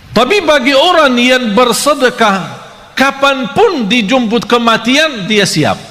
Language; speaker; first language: Malay; non-native, fluent; Arabic